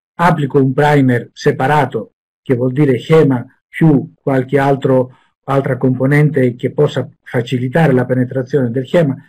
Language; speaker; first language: Italian; non-native, fluent; Greek